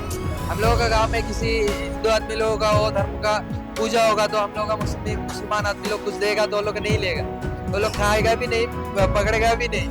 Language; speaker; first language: Hindi; non-native, local second language; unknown